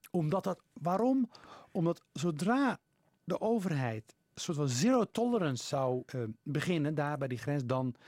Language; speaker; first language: Dutch; early bilingual, other home language; Riffian